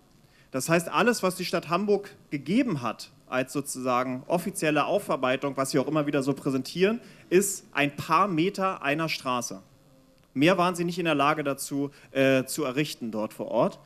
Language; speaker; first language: German; native; German